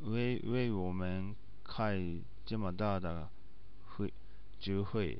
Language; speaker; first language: Chinese; non-native, learner; Japanese